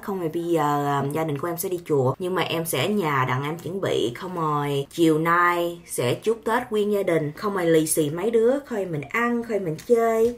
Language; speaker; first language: Vietnamese; early bilingual, heritage; Vietnamese